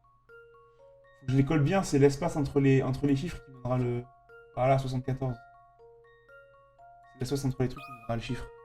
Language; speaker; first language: French; native; French